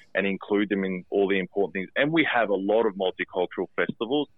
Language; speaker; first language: English; early bilingual, other home language; Albanian